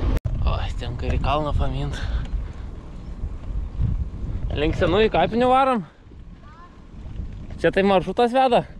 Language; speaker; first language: Lithuanian; native; Lithuanian